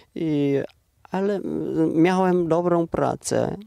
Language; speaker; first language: Polish; non-native, learner; Vietnamese